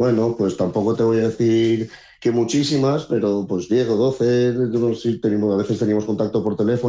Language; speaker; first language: Spanish; native; Spanish